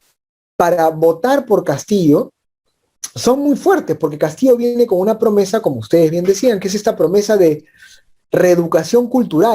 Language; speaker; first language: Spanish; native; Spanish